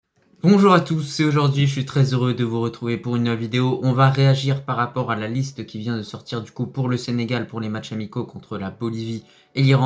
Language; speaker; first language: French; native; French